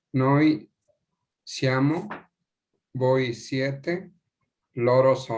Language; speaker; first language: Italian; non-native, learner; Spanish